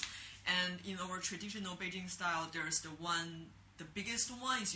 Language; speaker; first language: English; non-native, learner; Chinese